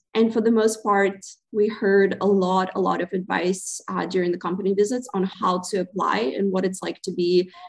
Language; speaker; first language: English; non-native, fluent; Ukrainian